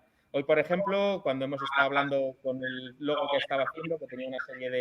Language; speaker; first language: Spanish; native; Spanish